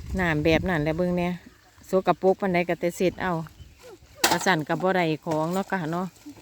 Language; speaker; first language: Thai; native; Thai